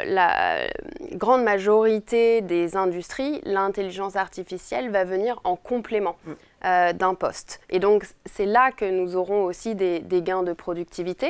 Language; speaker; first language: French; native; French